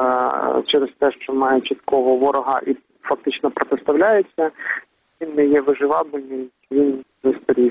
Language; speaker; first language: Ukrainian; native; Ukrainian